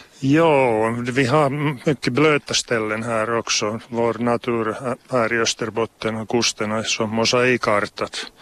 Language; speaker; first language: Swedish; non-native, local second language; Finnish